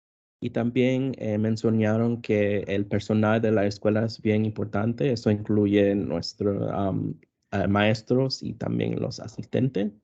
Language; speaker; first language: Spanish; early bilingual, other home language; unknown